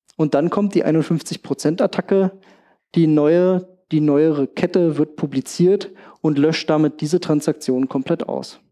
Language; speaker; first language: German; native; German